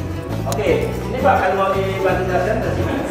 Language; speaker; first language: Indonesian; native; Indonesian